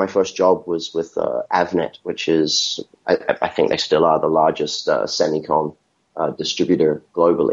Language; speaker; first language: English; native; English